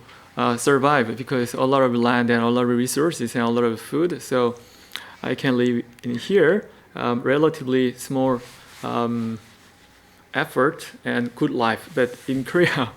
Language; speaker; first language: English; non-native, learner; Korean